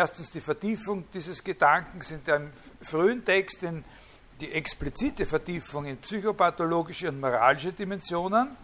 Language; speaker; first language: German; native; German